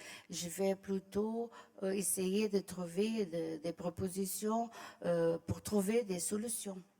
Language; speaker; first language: French; non-native, fluent; Portuguese